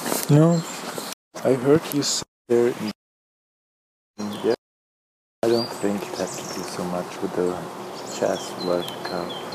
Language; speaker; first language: English; non-native, fluent; German